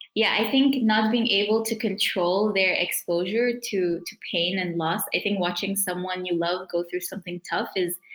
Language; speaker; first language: English; native; English